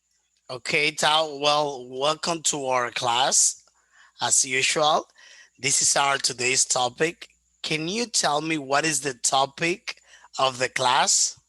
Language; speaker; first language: English; non-native, local second language; Filipino